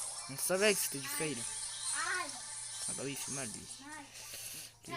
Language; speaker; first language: French; native; French